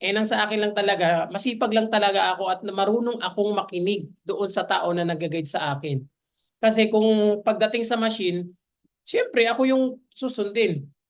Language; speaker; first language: Filipino; native; Filipino